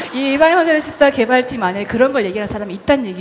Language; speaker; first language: Korean; native; Korean